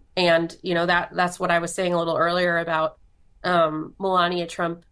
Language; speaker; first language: English; native; English